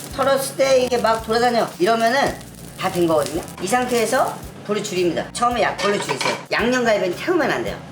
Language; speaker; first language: Korean; native; Korean